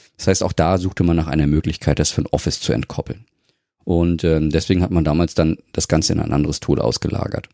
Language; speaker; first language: German; native; German